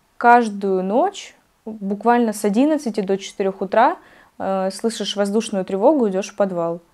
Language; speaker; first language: Russian; native; Russian